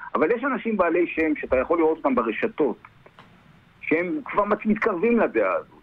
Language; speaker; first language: Hebrew; native; Hebrew